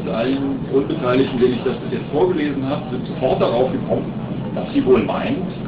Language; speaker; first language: German; native; German